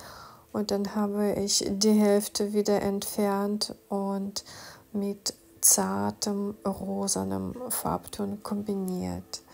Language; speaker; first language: German; non-native, fluent; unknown